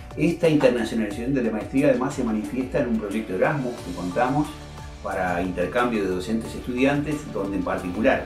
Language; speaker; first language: Spanish; native; Spanish